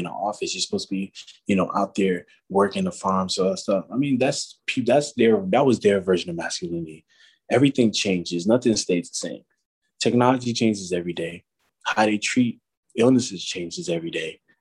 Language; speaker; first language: English; native; English